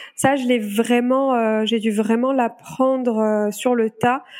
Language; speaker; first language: French; native; French